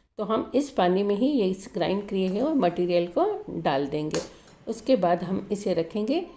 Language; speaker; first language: Hindi; native; Hindi